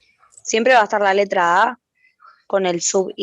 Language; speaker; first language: Spanish; native; Spanish